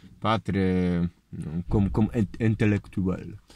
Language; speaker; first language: French; non-native, learner; Polish